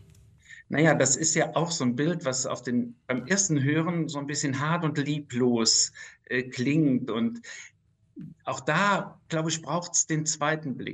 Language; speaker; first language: German; native; German